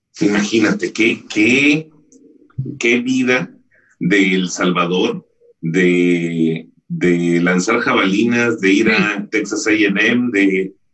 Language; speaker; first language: Spanish; native; Spanish